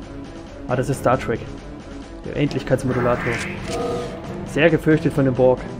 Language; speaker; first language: German; native; German